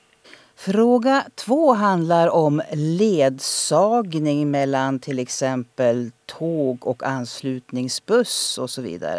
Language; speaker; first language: Swedish; native; Swedish